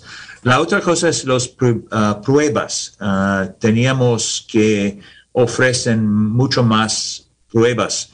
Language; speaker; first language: Spanish; non-native, learner; English